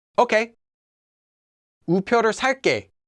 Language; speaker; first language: Korean; non-native, fluent; English